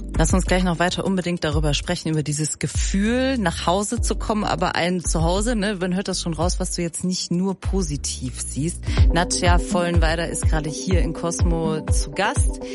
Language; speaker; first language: German; native; German